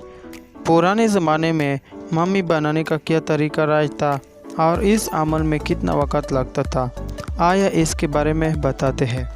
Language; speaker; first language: Urdu; native; Urdu